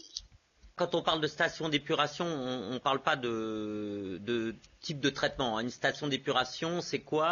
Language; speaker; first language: French; native; French